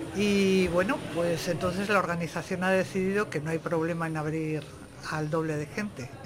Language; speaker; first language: Spanish; native; Spanish